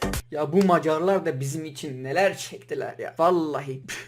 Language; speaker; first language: Turkish; non-native, local second language; Kurdish